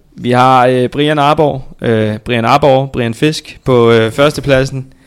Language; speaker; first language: Danish; native; Danish